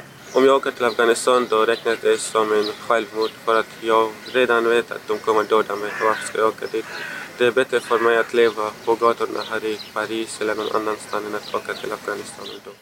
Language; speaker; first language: Swedish; non-native, fluent; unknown